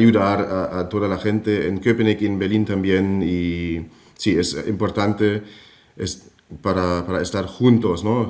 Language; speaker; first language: Spanish; non-native, fluent; German